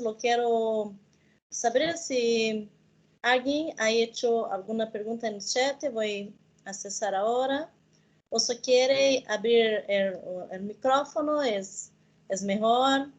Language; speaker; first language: Spanish; non-native, learner; Portuguese